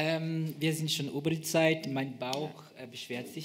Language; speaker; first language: German; non-native, fluent; Portuguese